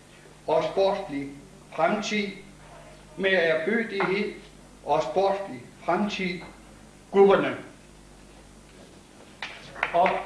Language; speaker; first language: Danish; native; Danish